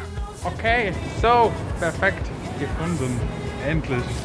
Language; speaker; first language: German; non-native, learner; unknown